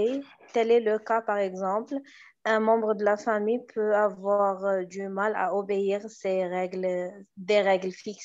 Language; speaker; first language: French; non-native, learner; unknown